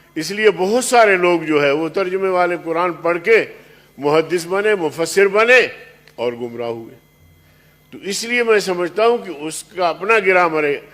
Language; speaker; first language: Urdu; non-native, local second language; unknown